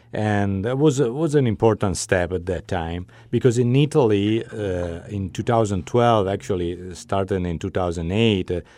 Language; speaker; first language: English; non-native, fluent; Italian